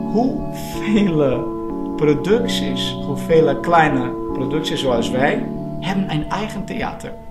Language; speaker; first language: Dutch; non-native, fluent; Portuguese